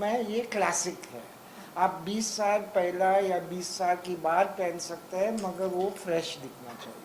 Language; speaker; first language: Hindi; non-native, local second language; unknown